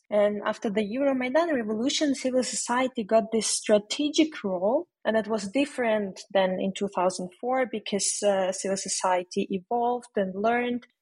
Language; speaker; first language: English; non-native, fluent; Ukrainian